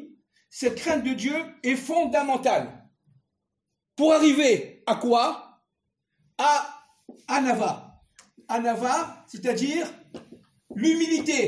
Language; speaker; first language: French; native; French